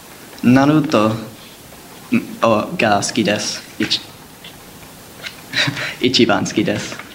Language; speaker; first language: Japanese; non-native, learner; English